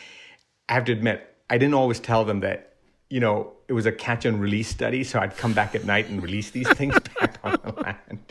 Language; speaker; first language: English; non-native, local second language; Tamil